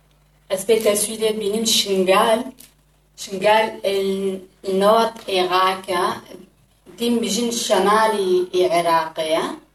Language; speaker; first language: German; non-native, learner; Kurdish